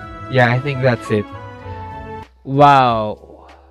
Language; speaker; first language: English; non-native, local second language; Filipino